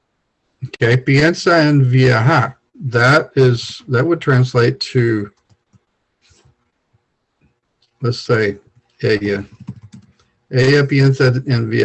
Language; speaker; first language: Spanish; non-native, learner; English